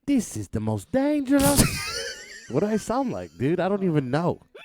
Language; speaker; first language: English; native; English